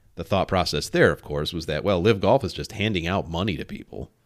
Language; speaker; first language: English; native; English